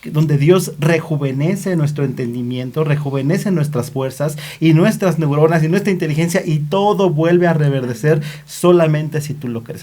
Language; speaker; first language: Spanish; native; Spanish